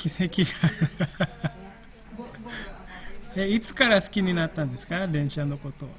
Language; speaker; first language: Japanese; non-native, fluent; Indonesian